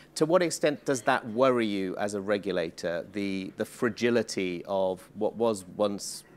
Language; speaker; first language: English; native; English